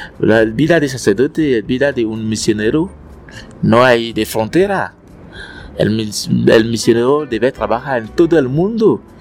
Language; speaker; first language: Spanish; non-native, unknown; French